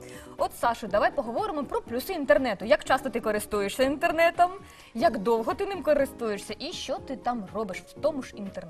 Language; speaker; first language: Ukrainian; native; Ukrainian